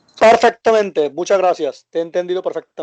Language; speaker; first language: Spanish; non-native, learner; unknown